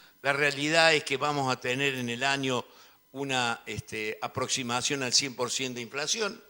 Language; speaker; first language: Spanish; native; Spanish